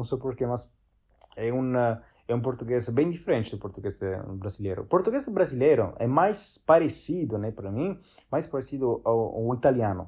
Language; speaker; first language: Portuguese; non-native, fluent; Italian